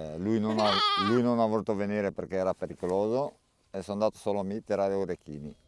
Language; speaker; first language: Italian; non-native, learner; Romanian